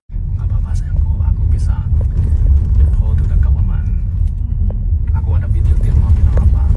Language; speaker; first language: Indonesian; non-native, learner; Chinese